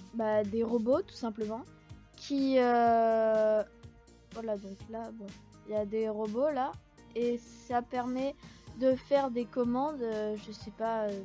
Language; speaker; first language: French; native; French